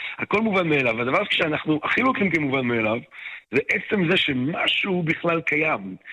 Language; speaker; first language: Hebrew; non-native, fluent; French